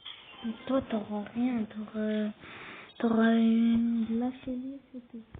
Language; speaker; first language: French; native; French